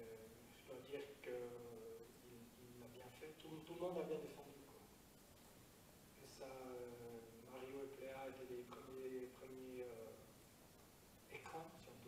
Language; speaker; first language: French; native; French